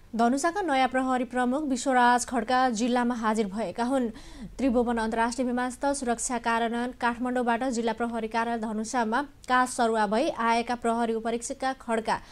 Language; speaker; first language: Nepali; non-native, local second language; Maithili